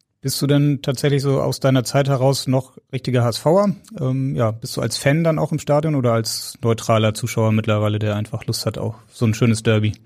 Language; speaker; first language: German; native; German